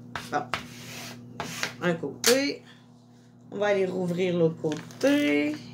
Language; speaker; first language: French; native; French